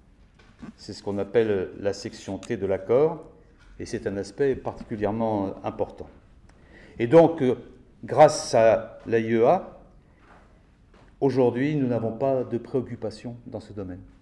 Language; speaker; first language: French; native; French